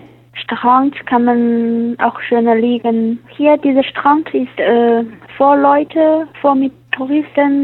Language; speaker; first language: German; non-native, learner; Chinese